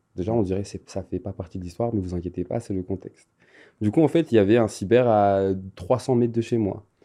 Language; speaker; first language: French; non-native, local second language; Malagasy